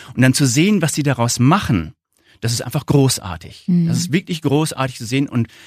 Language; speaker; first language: German; native; German